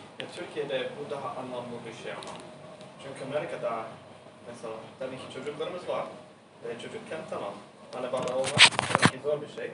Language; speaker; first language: Turkish; non-native, learner; English